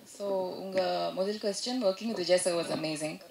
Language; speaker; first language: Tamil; non-native, learner; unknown